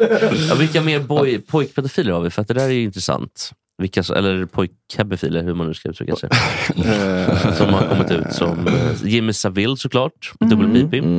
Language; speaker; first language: Swedish; native; Swedish